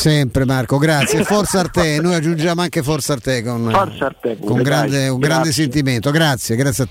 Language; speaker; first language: Italian; native; Italian